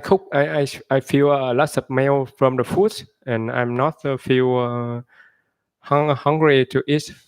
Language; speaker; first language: English; non-native, learner; Vietnamese